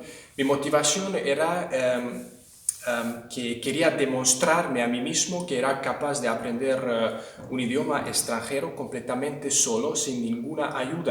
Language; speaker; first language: Spanish; non-native, fluent; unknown